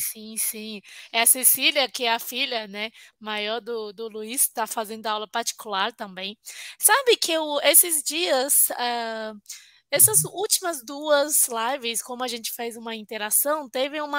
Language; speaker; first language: Portuguese; non-native, fluent; Chinese